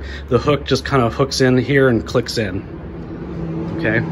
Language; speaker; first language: English; native; English